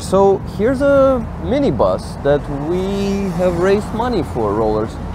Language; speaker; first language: English; non-native, fluent; Ukrainian